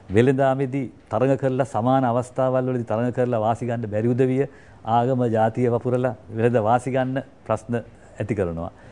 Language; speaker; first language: Sinhala; non-native, local second language; Tamil